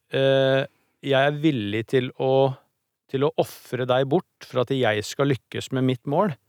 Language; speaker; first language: Norwegian; native; Norwegian